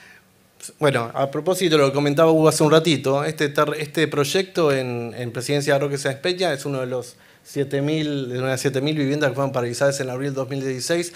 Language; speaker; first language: Spanish; native; Spanish